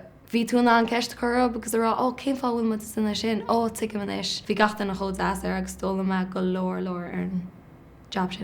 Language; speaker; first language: Irish; native; Irish